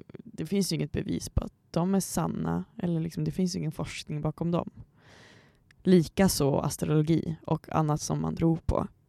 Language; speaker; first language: Swedish; native; Swedish